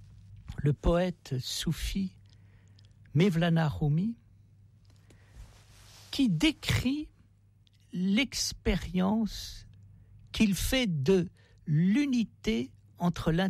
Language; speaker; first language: French; native; French